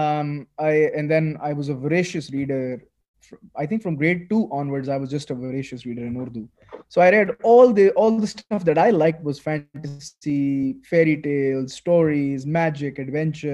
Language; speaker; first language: English; non-native, local second language; Urdu